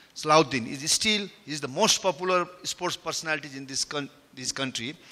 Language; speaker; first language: English; non-native, local second language; Nepali